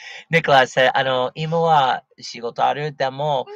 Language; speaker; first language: Japanese; non-native, learner; English